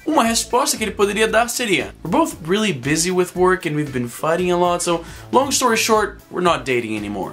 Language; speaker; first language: English; non-native, fluent; Portuguese